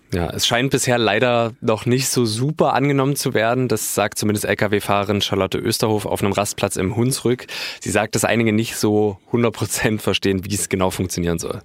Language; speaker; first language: German; native; German